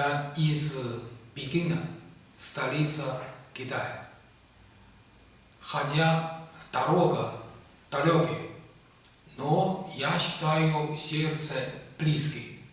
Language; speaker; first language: Russian; non-native, learner; Chinese